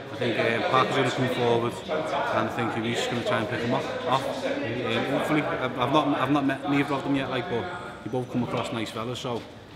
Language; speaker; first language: English; native; English